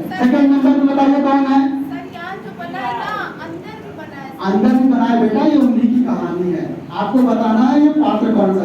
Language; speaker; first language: Hindi; native; Hindi